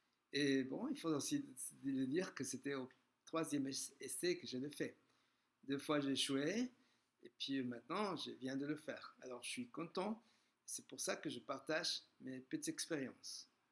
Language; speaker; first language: French; non-native, fluent; Spanish